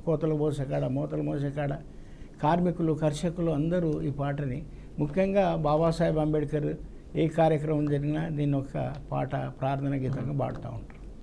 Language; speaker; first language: Telugu; native; Telugu